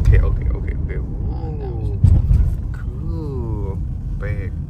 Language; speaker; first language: English; non-native, learner; Cantonese